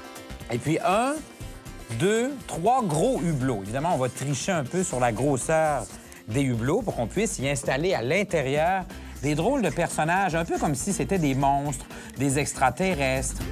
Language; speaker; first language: French; native; French